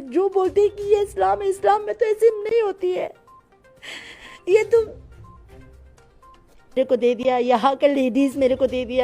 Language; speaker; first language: Hindi; non-native, fluent; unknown